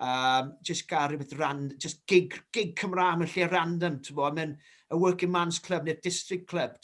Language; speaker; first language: Welsh; native; Welsh